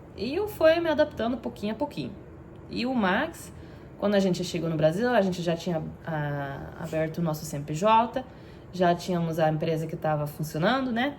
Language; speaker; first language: Portuguese; non-native, fluent; Dutch